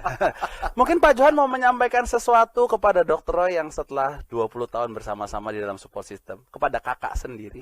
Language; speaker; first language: Indonesian; native; Indonesian